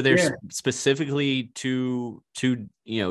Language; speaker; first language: English; native; English